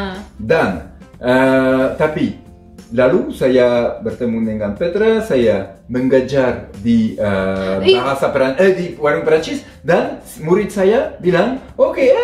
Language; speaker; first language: Indonesian; non-native, fluent; French